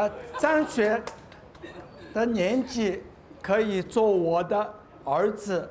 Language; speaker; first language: Chinese; non-native, local second language; Cantonese